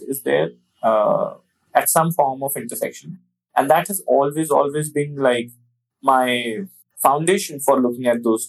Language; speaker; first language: English; non-native, local second language; Hindi